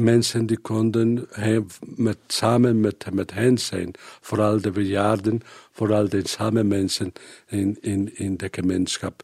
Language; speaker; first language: Dutch; non-native, learner; Spanish